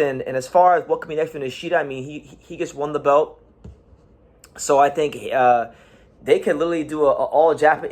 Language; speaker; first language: English; native; English